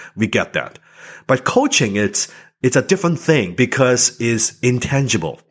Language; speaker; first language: English; non-native, local second language; Cantonese